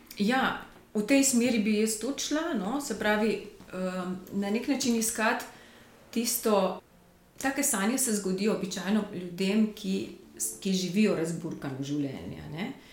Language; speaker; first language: Slovenian; native; Slovenian